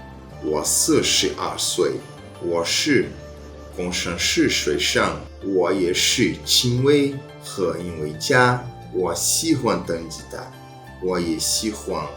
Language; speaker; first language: Chinese; non-native, learner; Portuguese